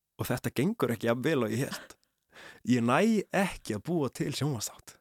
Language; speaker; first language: Icelandic; native; Icelandic